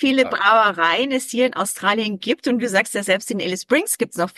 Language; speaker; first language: German; native; German